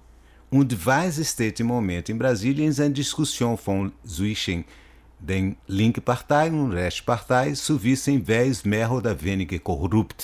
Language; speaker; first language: German; non-native, learner; Portuguese